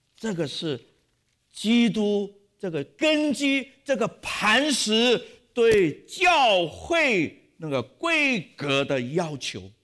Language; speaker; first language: Chinese; non-native, local second language; Cantonese